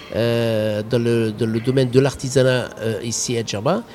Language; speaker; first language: French; non-native, local second language; Arabic